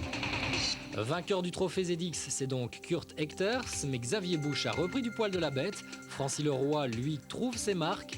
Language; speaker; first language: French; native; French